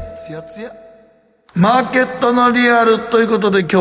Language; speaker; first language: Japanese; native; Japanese